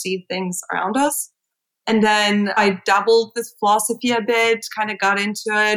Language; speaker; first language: English; non-native, fluent; Turkish